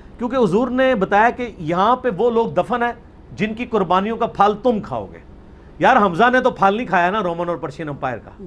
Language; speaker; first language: Urdu; non-native, local second language; Punjabi